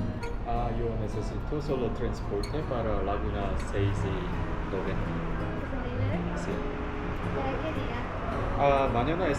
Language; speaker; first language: Spanish; non-native, learner; Korean